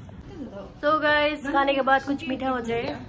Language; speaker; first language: Hindi; non-native, local second language; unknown